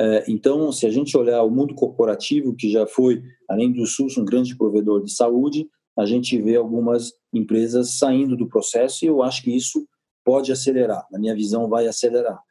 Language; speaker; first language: Portuguese; non-native, fluent; French